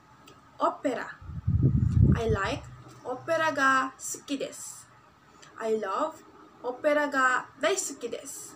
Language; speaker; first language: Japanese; non-native, learner; Filipino